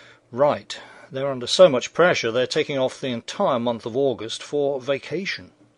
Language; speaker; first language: English; native; English